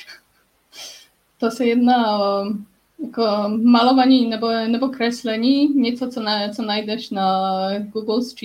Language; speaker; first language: Czech; non-native, learner; Polish